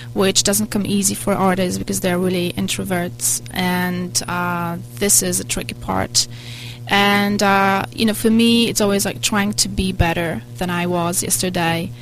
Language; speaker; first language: English; non-native, fluent; Polish